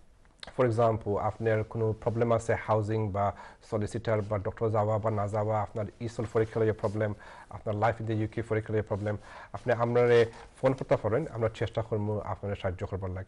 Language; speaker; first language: Bangla; early bilingual, heritage; Sylheti